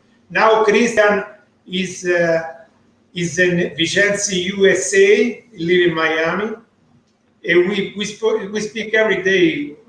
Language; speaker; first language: English; non-native, learner; Italian